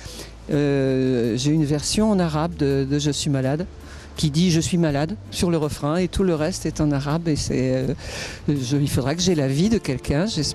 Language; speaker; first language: French; native; French